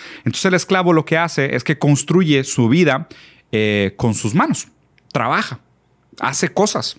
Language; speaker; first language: Spanish; early bilingual, other home language; Portuguese